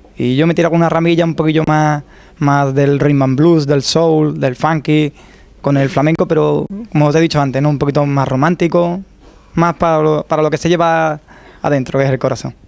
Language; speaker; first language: Spanish; native; Spanish